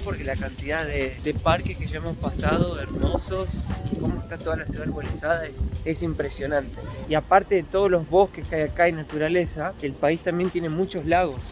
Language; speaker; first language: Spanish; native; Spanish